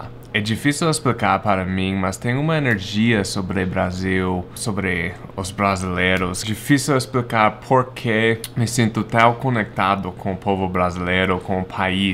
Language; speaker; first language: Portuguese; non-native, fluent; English